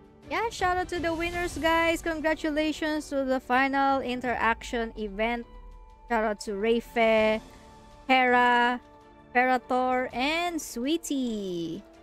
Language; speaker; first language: English; non-native, local second language; Filipino